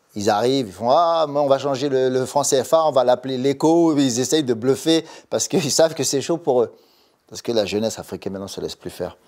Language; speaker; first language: French; native; French